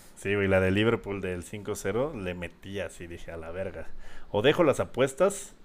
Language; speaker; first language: Spanish; native; Spanish